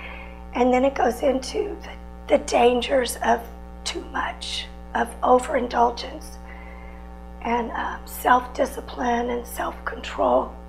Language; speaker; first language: English; native; English